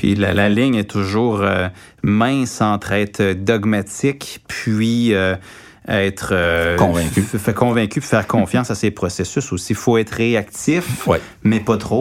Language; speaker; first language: French; native; French